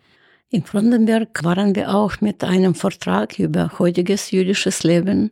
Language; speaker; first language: German; non-native, fluent; Russian